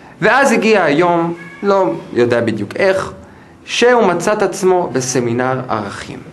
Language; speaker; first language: Hebrew; non-native, fluent; English